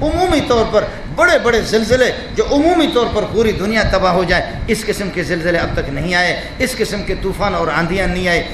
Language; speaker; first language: Urdu; non-native, local second language; Brahui